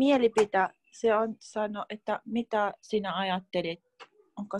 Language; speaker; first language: Finnish; non-native, learner; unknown